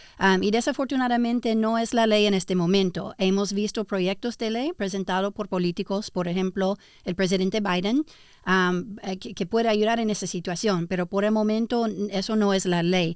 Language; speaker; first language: Spanish; early bilingual, heritage; English